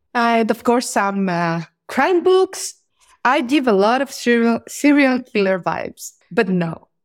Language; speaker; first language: English; non-native, fluent; Greek